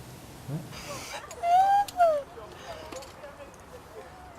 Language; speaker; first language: French; native; French